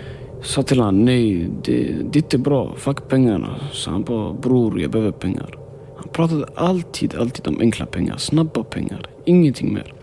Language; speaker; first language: Swedish; early bilingual, other home language; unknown